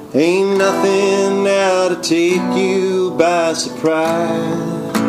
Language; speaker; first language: English; native; English